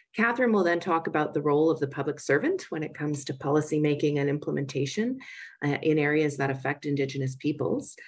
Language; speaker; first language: English; native; English